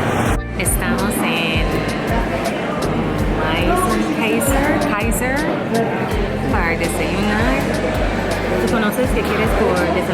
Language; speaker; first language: Spanish; non-native, learner; English